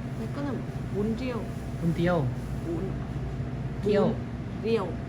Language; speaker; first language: Korean; non-native, learner; Vietnamese